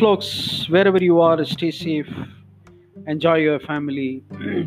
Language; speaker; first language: English; non-native, local second language; Malayalam